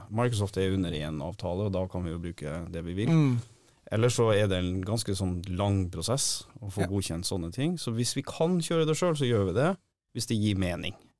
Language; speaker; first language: Norwegian; native; Norwegian